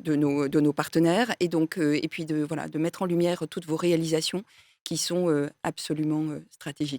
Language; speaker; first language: French; native; French